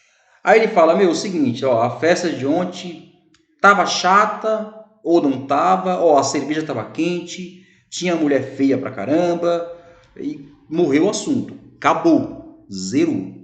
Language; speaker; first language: Portuguese; native; Portuguese